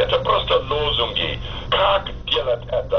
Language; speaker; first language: Russian; non-native, fluent; English